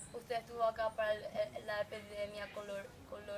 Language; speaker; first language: Spanish; non-native, learner; English